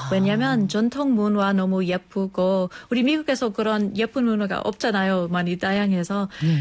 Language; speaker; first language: Korean; non-native, fluent; English